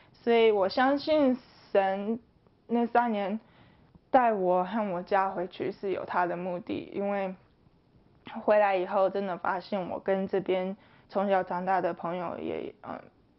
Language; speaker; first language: Chinese; early bilingual, heritage; Chinese